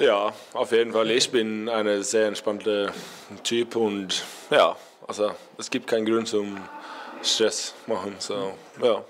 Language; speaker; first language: German; non-native, learner; Norwegian